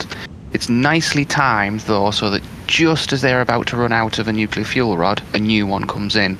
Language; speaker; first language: English; native; English